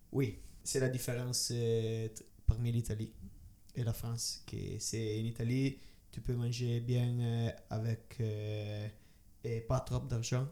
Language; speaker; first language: French; non-native, learner; Italian